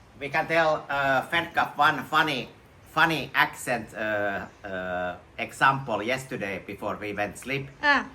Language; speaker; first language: English; non-native, learner; Finnish